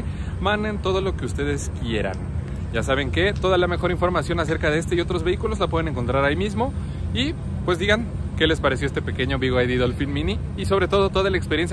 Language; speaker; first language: Spanish; native; Spanish